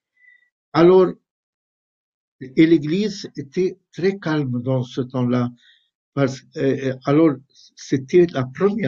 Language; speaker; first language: French; non-native, fluent; Arabic